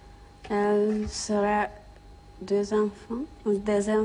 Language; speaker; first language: French; non-native, learner; Hungarian